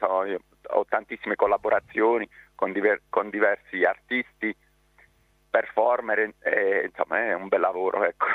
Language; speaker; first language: Italian; native; Italian